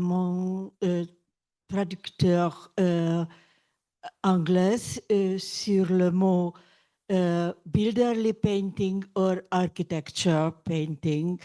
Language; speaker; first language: French; non-native, fluent; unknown